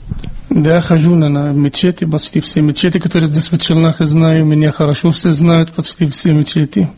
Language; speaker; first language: Russian; non-native, fluent; Arabic